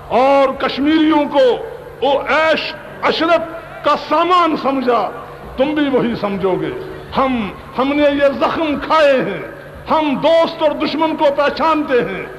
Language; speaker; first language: Urdu; non-native, local second language; Kashmiri